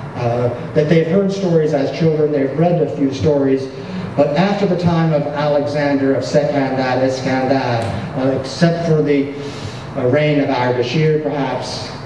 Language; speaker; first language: English; native; English